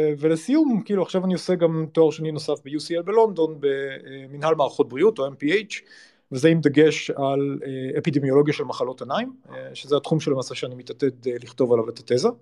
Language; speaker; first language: Hebrew; native; Hebrew